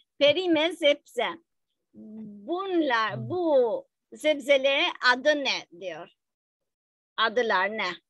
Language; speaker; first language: Turkish; non-native, fluent; Albanian